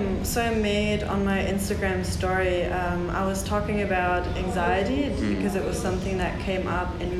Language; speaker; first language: English; non-native, fluent; German